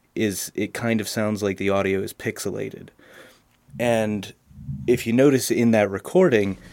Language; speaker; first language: English; native; English